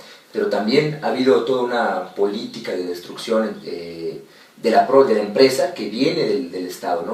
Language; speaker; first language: Spanish; native; Spanish